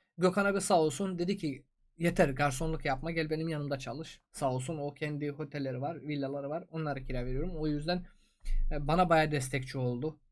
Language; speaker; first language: Turkish; non-native, fluent; Persian